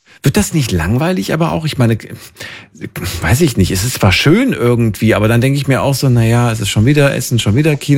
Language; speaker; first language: German; native; German